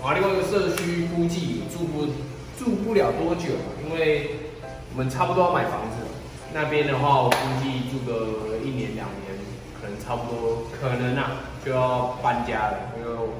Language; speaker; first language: Chinese; native; Chinese